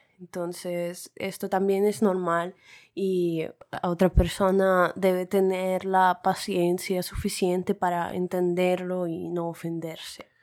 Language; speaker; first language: Spanish; non-native, fluent; Russian